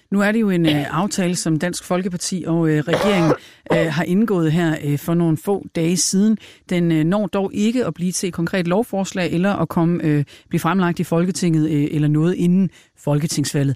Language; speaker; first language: Danish; native; Danish